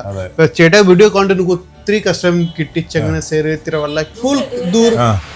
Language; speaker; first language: Malayalam; non-native, learner; Hindi